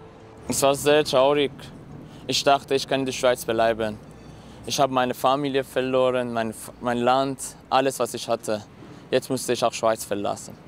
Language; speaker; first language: German; non-native, learner; Persian